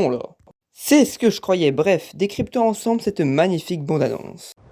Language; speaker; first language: French; native; French